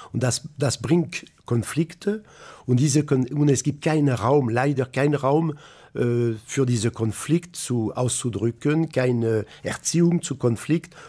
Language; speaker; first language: German; non-native, fluent; French